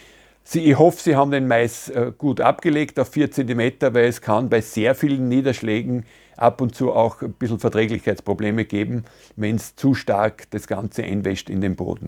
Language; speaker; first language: German; native; German